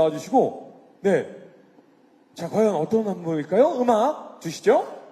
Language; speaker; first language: Korean; native; Korean